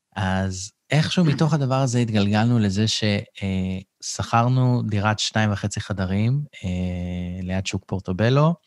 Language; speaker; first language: Hebrew; native; Hebrew